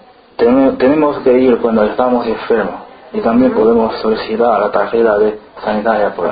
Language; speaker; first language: Spanish; non-native, learner; Chinese